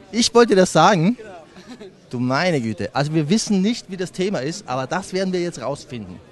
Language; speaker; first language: German; native; German